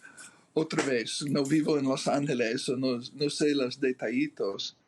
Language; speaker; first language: Spanish; non-native, fluent; English